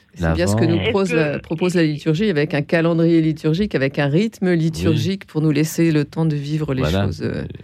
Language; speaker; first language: French; native; French